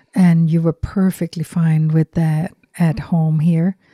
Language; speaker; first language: English; non-native, fluent; Danish